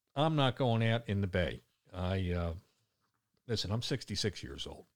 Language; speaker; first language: English; native; English